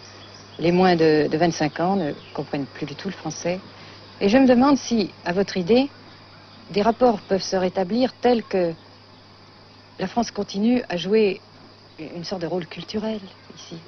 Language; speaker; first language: French; native; French